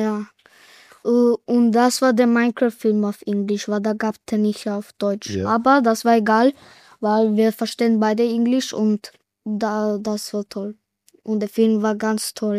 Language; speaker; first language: German; early bilingual, other home language; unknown